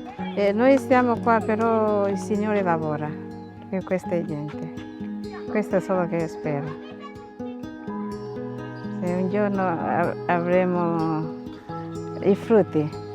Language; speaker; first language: Italian; non-native, learner; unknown